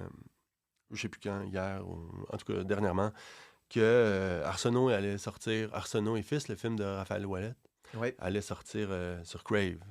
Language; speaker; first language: French; native; French